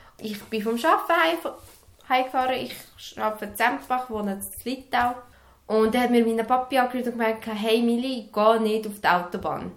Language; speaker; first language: German; early bilingual, other home language; Serbian